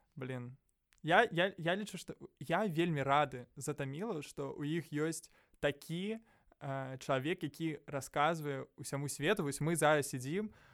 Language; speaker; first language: Belarusian; native; Belarusian